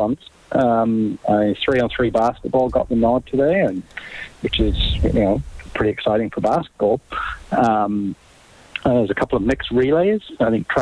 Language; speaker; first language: English; native; English